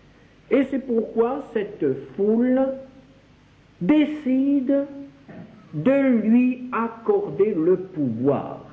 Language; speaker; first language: French; native; French